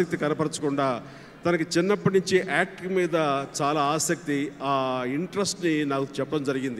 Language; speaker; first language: Telugu; native; Telugu